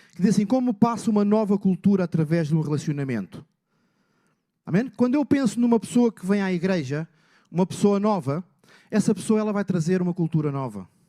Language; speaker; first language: Portuguese; native; Portuguese